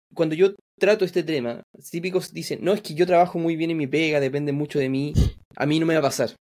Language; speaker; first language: Spanish; native; Spanish